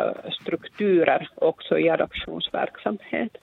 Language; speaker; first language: Swedish; non-native, local second language; Finnish